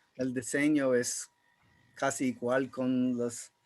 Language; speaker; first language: Spanish; non-native, fluent; English